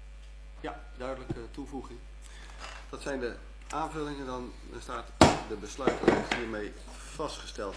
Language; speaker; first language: Dutch; native; Dutch